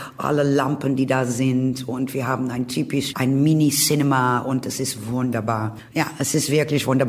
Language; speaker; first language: German; non-native, learner; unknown